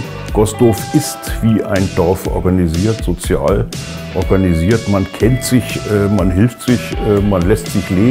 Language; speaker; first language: German; native; German